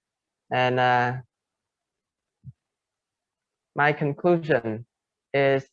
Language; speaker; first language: English; non-native, fluent; Vietnamese